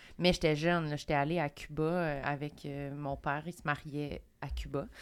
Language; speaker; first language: French; native; French